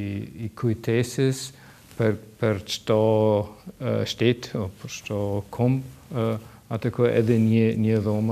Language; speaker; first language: Albanian; non-native, learner; German